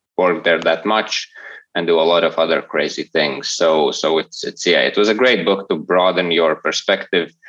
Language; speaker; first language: English; non-native, fluent; Latvian